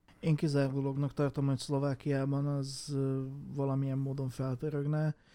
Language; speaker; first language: Hungarian; native; Hungarian